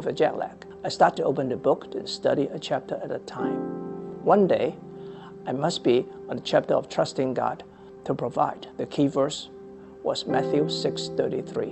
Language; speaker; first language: English; non-native, local second language; Cantonese